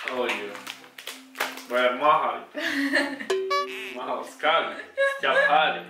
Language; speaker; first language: Indonesian; non-native, learner; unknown